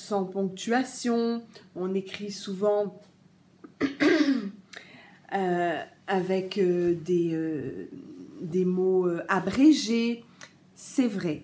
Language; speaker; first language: French; native; French